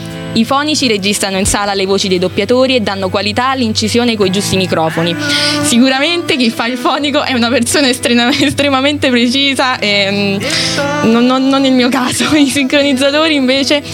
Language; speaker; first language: Italian; native; Italian